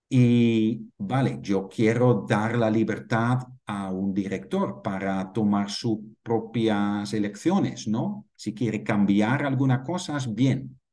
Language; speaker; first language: Spanish; non-native, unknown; Dutch